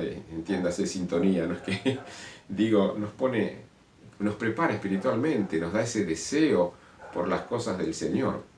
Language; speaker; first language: Spanish; native; Spanish